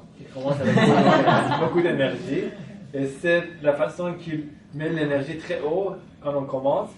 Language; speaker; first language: French; non-native, fluent; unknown